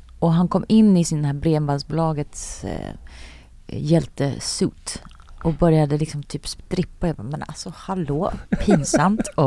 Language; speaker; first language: Swedish; native; Swedish